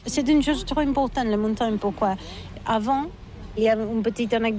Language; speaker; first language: French; non-native, learner; Catalan